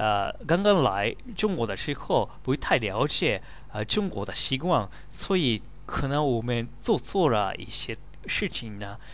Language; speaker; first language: Chinese; non-native, learner; Japanese